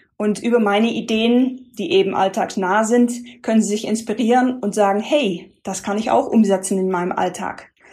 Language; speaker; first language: German; non-native, fluent; Dutch